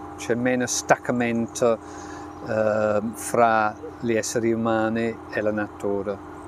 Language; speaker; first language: Italian; non-native, fluent; English